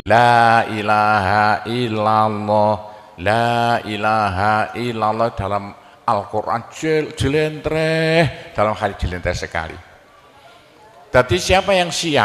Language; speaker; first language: Indonesian; non-native, local second language; Javanese